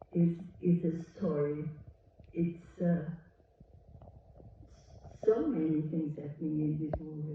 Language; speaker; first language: English; non-native, learner; Portuguese